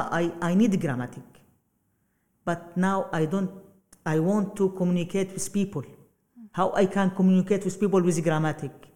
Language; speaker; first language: English; non-native, learner; Arabic